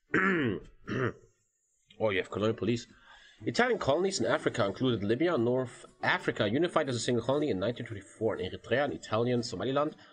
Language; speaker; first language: English; non-native, fluent; German